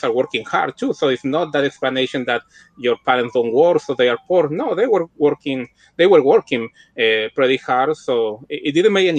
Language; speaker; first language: English; non-native, fluent; Spanish